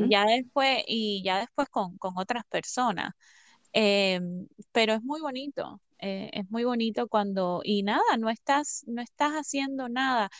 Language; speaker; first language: Spanish; native; Spanish